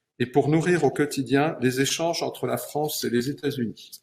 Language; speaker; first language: French; native; French